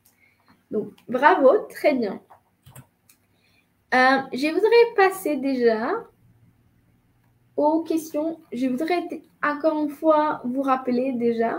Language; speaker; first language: French; non-native, fluent; Spanish